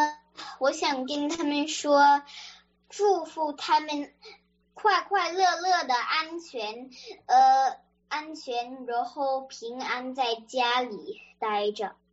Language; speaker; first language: Chinese; early bilingual, other home language; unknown